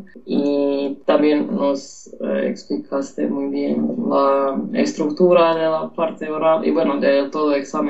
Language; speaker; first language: Spanish; non-native, fluent; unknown